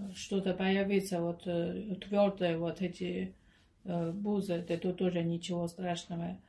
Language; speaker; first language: Russian; non-native, learner; Chinese